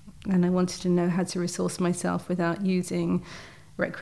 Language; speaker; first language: English; native; English